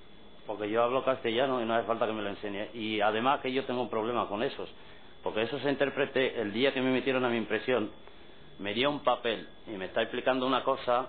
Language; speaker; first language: Spanish; non-native, fluent; Arabic